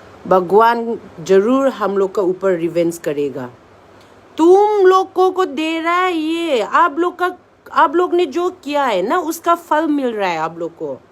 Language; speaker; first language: Hindi; non-native, local second language; Manipuri